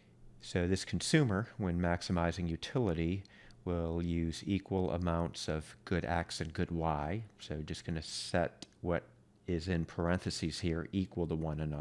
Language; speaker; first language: English; native; English